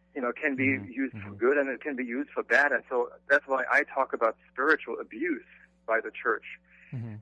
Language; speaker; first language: English; non-native, fluent; German